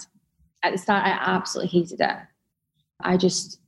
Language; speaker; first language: English; native; English